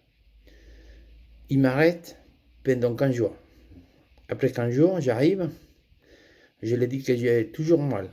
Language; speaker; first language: French; non-native, fluent; Spanish